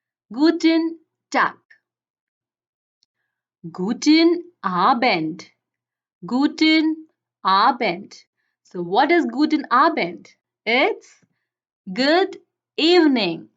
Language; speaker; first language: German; non-native, fluent; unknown